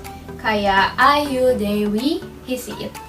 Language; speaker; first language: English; non-native, learner; Indonesian